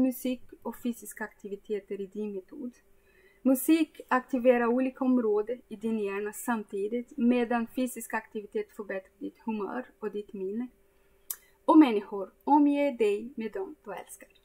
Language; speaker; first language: Swedish; non-native, fluent; Portuguese